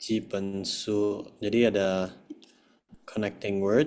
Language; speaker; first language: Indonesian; native; Indonesian